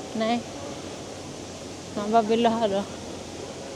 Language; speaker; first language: Swedish; non-native, learner; Filipino